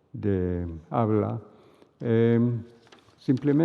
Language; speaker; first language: Spanish; non-native, fluent; Hebrew